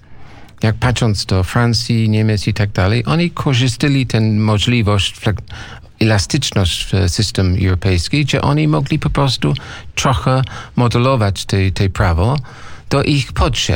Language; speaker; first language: Polish; non-native, learner; English